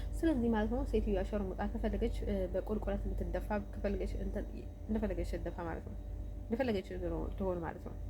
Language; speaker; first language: Amharic; native; Amharic